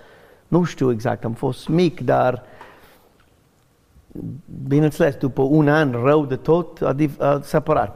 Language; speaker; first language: Romanian; non-native, learner; English